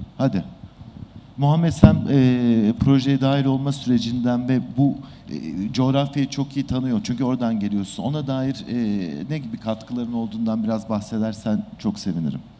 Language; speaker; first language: Turkish; native; Turkish